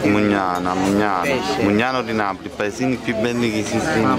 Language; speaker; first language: Italian; native; Italian